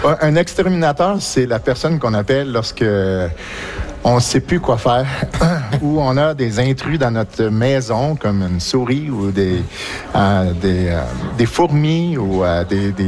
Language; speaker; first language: French; native; French